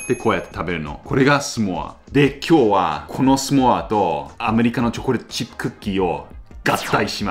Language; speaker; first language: Japanese; non-native, fluent; English